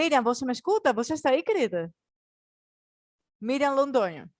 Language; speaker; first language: Portuguese; non-native, fluent; Spanish